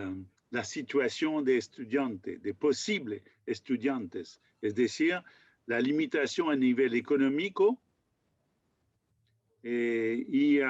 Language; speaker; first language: Spanish; non-native, fluent; French